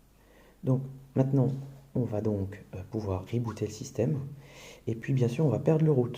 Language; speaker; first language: French; native; French